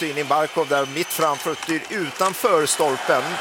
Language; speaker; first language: Swedish; native; Swedish